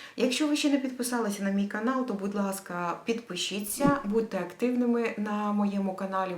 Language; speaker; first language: Ukrainian; native; Ukrainian